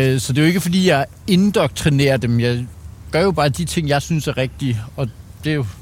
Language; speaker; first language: Danish; native; Danish